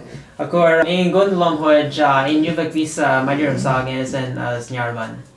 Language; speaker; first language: Hungarian; non-native, learner; English